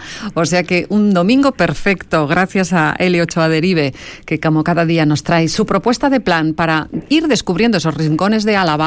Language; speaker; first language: Spanish; native; Spanish